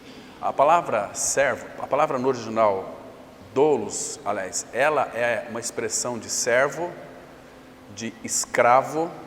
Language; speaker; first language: Portuguese; native; Portuguese